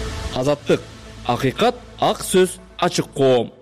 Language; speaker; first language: Kyrgyz; native; Kyrgyz